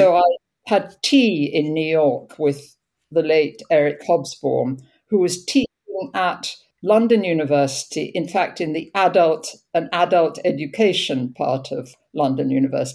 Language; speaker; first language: English; native; English